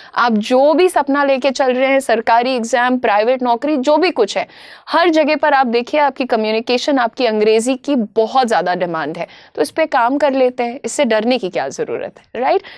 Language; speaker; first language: Hindi; native; Hindi